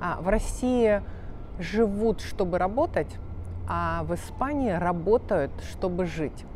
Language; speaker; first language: Russian; native; Russian